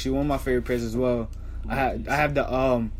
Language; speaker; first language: English; native; English